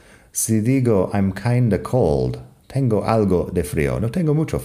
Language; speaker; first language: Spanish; non-native, fluent; English